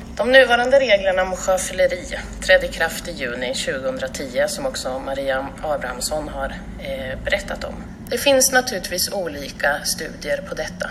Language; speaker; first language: Swedish; native; Swedish